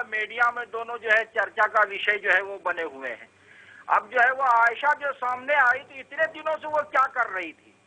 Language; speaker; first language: Hindi; native; Hindi